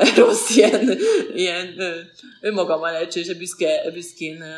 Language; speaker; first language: Hungarian; native; Hungarian